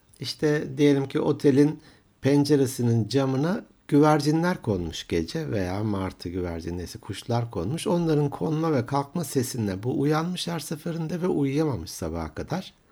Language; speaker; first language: Turkish; native; Turkish